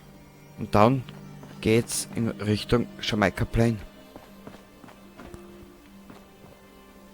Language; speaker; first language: German; native; German